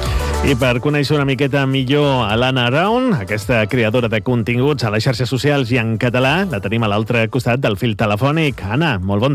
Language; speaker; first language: Catalan; native; Catalan